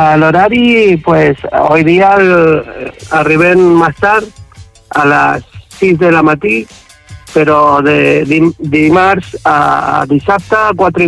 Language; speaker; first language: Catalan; non-native, local second language; Spanish